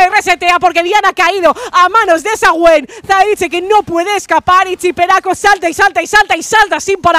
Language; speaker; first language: Spanish; native; Spanish